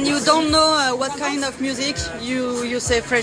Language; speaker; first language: English; non-native, learner; French